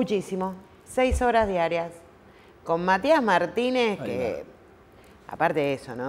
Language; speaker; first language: Spanish; native; Spanish